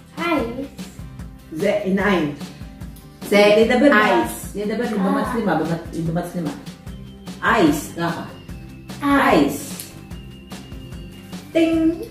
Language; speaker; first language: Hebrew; non-native, learner; Filipino